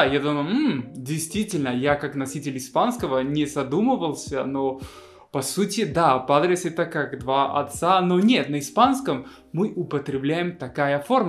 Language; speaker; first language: Russian; non-native, fluent; Spanish